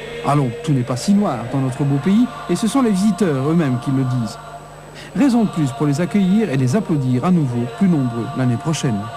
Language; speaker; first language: French; native; French